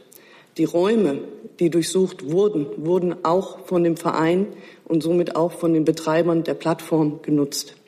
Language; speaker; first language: German; native; German